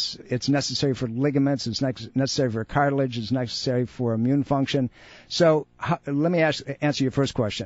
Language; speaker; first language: English; native; English